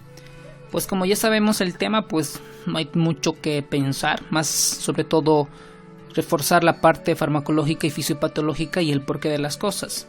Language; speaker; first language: Spanish; native; Spanish